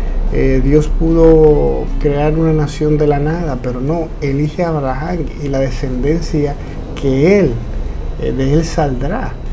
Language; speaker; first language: Spanish; native; Spanish